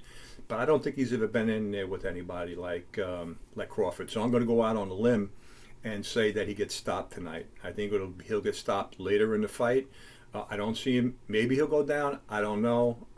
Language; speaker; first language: English; native; English